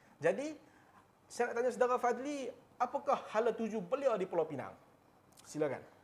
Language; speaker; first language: Malay; native; Malay